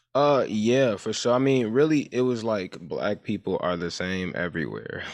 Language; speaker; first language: English; early bilingual, other home language; Yoruba